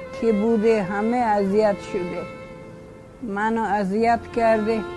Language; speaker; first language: Persian; early bilingual, other home language; Polish